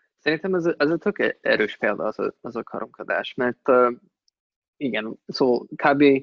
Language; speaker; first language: Hungarian; non-native, fluent; English